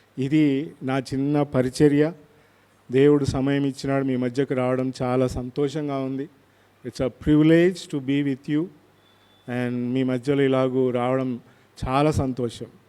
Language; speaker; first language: Telugu; non-native, local second language; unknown